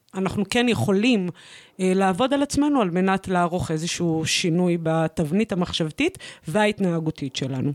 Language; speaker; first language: Hebrew; native; Hebrew